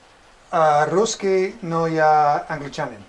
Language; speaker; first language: Russian; non-native, learner; English